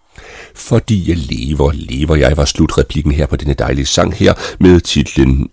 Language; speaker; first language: Danish; native; Danish